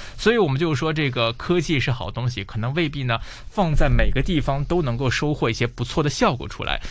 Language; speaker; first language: Chinese; native; Chinese